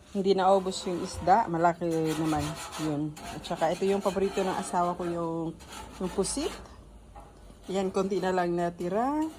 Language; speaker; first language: Filipino; non-native, local second language; Cebuano